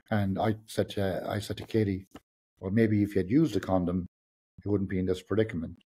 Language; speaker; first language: English; non-native, local second language; Irish